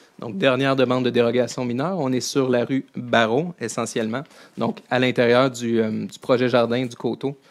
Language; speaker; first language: French; native; French